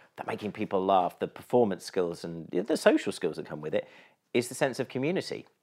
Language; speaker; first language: English; native; English